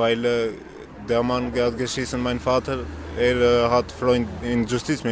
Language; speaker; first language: German; non-native, learner; Albanian